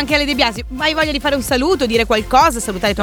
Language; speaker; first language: Italian; native; Italian